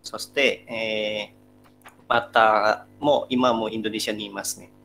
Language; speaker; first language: Japanese; non-native, learner; Indonesian